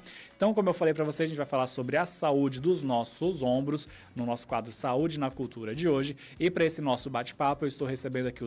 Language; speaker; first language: Portuguese; native; Portuguese